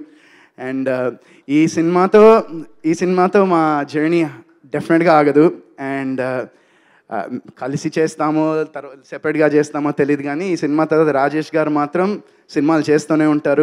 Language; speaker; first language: Telugu; native; Telugu